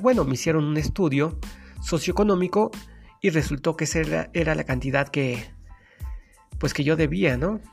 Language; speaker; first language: Spanish; native; Spanish